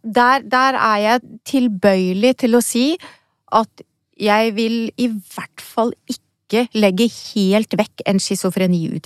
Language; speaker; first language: Norwegian; native; Norwegian